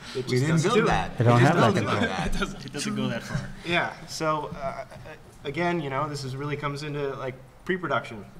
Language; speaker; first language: English; native; English